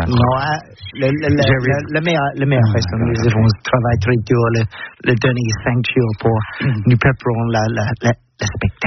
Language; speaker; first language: French; non-native, learner; English